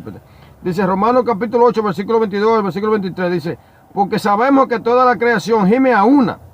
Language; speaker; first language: Spanish; native; Spanish